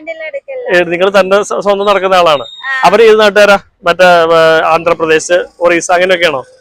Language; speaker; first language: Malayalam; native; Malayalam